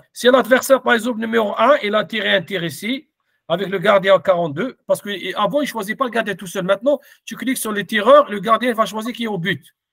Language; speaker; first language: French; non-native, local second language; Arabic